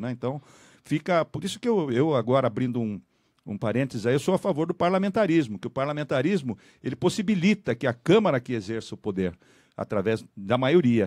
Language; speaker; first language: Portuguese; native; Portuguese